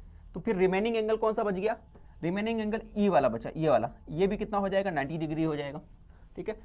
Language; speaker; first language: Hindi; native; Hindi